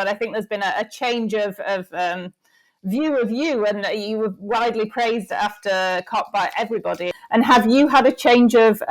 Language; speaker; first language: English; native; English